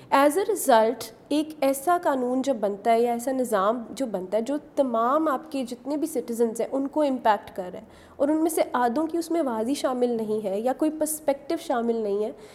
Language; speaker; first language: Urdu; native; Urdu